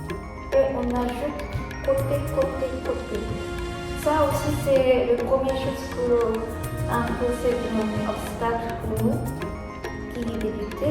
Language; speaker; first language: French; non-native, learner; Japanese